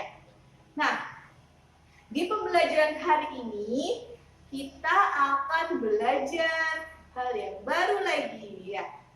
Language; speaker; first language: Indonesian; native; Indonesian